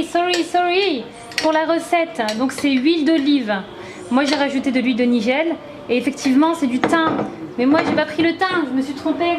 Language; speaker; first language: French; native; French